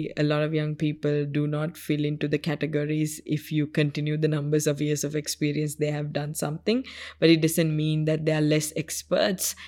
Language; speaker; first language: English; non-native, local second language; Sinhala